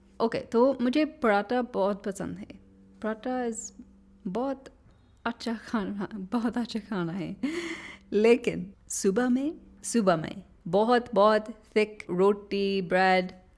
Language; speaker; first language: Hindi; non-native, learner; English